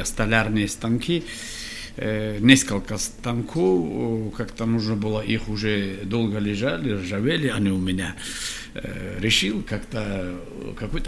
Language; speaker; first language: Russian; non-native, local second language; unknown